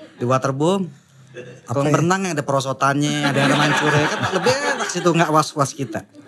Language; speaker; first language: Indonesian; native; Indonesian